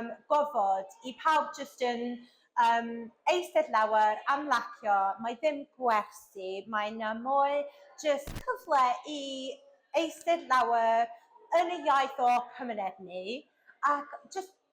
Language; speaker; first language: Welsh; non-native, fluent; English